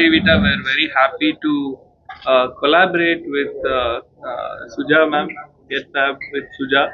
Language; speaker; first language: English; non-native, local second language; Tamil